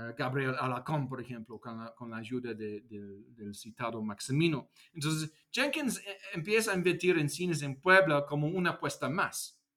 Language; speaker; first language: Spanish; non-native, fluent; English